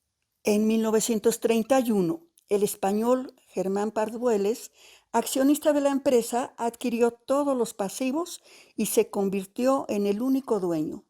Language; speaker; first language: Spanish; native; Spanish